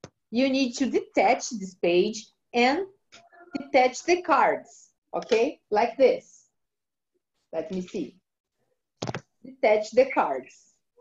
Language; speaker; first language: English; non-native, fluent; Portuguese